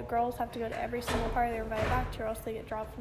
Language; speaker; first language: English; native; English